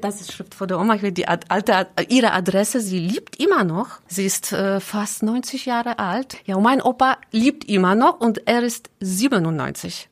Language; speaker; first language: German; non-native, learner; Polish